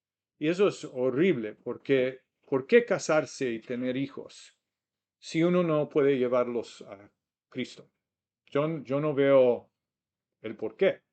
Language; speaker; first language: Spanish; non-native, fluent; English